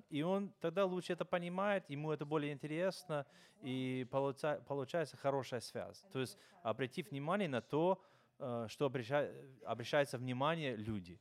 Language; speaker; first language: Russian; non-native, fluent; English